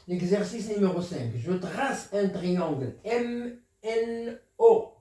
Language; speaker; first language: French; non-native, local second language; Arabic